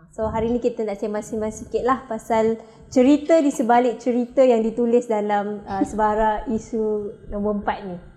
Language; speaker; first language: Malay; native; Malay